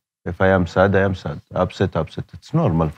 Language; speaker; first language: English; non-native, learner; Arabic